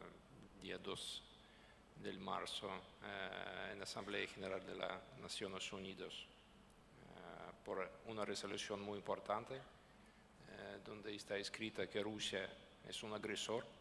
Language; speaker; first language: Spanish; non-native, fluent; Ukrainian